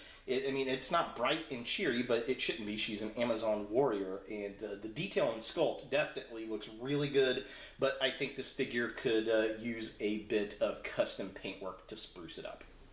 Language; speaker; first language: English; native; English